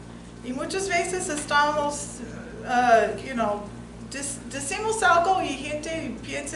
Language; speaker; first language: Spanish; non-native, fluent; English